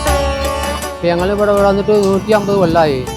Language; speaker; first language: Malayalam; early bilingual, heritage; Malayalam